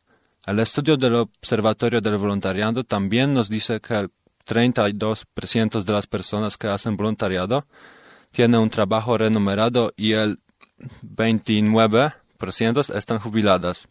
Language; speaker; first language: Spanish; native; Spanish